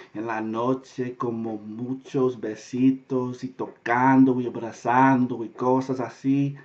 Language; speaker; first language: Spanish; non-native, learner; English